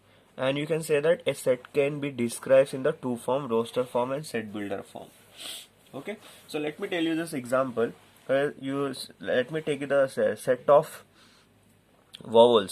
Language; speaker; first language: English; non-native, local second language; Telugu